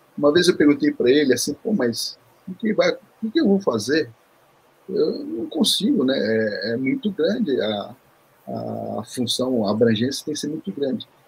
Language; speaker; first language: Portuguese; early bilingual, other home language; Korean